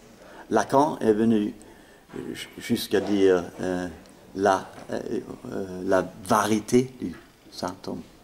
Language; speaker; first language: French; non-native, fluent; Swedish